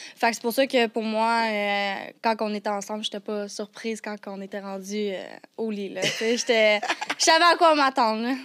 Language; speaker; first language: French; native; French